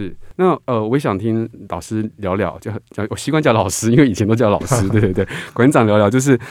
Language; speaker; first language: Chinese; native; Chinese